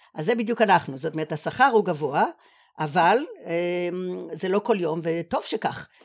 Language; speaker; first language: Hebrew; native; Hebrew